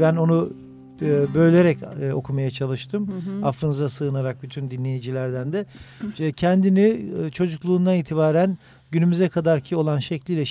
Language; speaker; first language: Turkish; native; Turkish